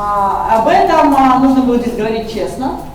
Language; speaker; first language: Russian; native; Russian